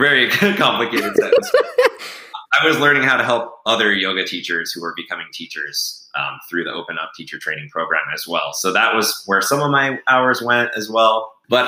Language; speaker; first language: English; native; English